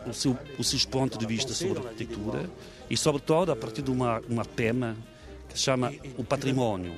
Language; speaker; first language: Portuguese; non-native, fluent; French